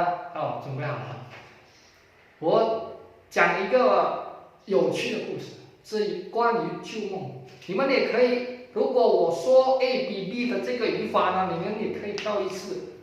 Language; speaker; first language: Chinese; non-native, fluent; Indonesian